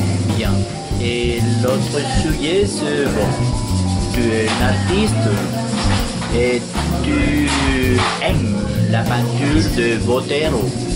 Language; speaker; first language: French; non-native, fluent; Spanish